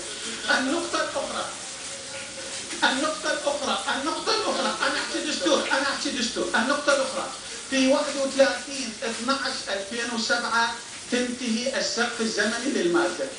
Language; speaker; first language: Arabic; non-native, local second language; Turkmen